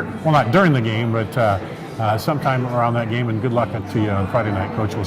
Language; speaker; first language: English; native; English